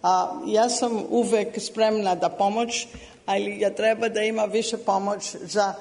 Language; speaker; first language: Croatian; non-native, learner; English